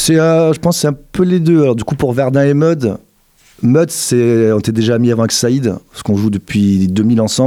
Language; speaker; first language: French; native; French